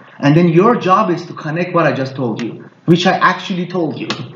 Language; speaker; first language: English; early bilingual, other home language; Persian